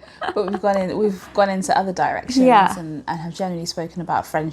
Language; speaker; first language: English; native; English